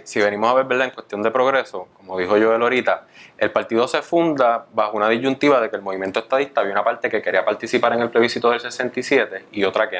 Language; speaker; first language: Spanish; native; Spanish